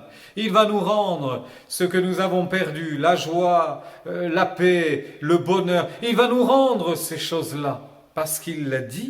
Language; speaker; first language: French; native; French